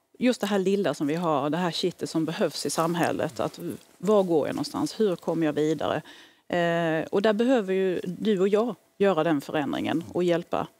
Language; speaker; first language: Swedish; native; Swedish